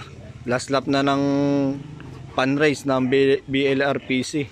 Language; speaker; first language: Filipino; native; Filipino